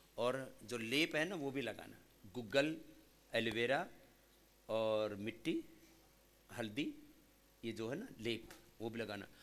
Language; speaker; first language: Hindi; native; Hindi